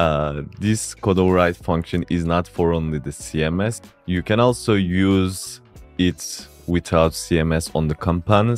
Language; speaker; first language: English; non-native, fluent; Turkish